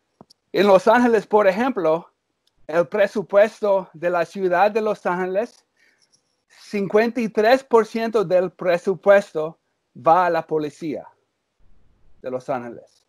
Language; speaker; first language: Spanish; early bilingual, heritage; English